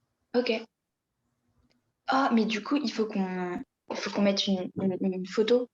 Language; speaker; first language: French; native; French